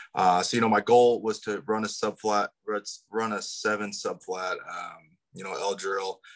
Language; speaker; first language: English; native; English